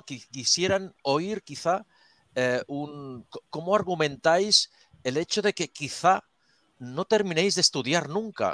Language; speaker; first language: Spanish; native; Spanish